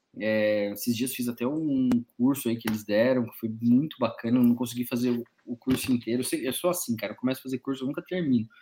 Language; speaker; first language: Portuguese; native; Portuguese